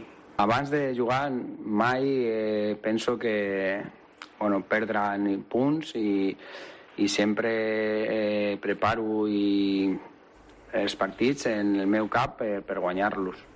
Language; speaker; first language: Catalan; non-native, local second language; Spanish